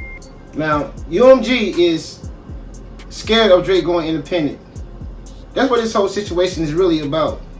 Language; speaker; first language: English; native; English